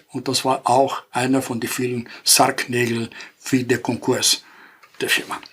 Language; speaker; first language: German; non-native, fluent; Greek